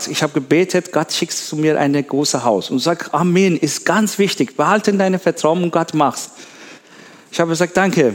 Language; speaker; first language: German; non-native, learner; Persian